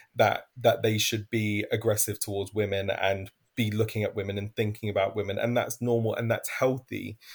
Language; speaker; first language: English; native; English